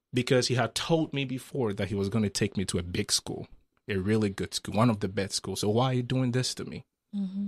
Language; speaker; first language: English; non-native, local second language; Akan